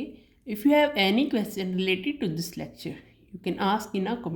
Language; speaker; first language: English; non-native, learner; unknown